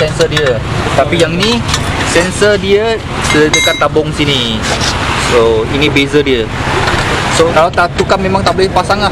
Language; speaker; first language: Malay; non-native, local second language; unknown